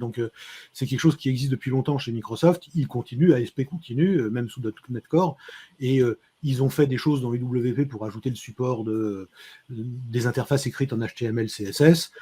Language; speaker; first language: French; native; French